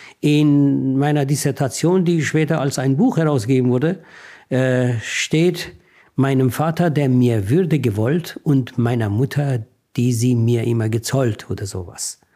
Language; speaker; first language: German; non-native, fluent; Persian